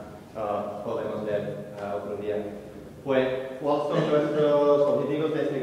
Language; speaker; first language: Spanish; non-native, learner; English